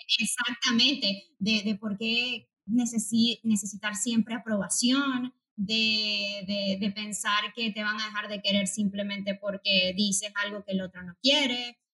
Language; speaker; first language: Spanish; native; Spanish